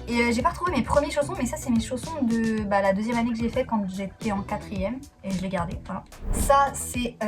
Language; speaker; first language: French; native; French